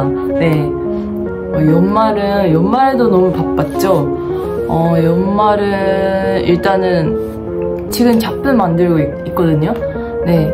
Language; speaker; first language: Korean; non-native, fluent; Japanese